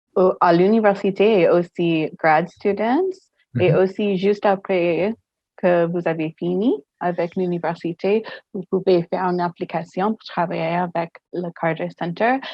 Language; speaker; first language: French; non-native, fluent; English